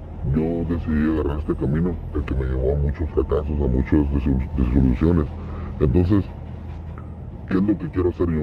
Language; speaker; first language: Spanish; native; Spanish